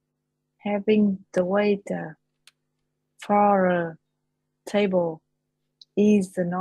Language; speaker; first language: English; non-native, learner; Vietnamese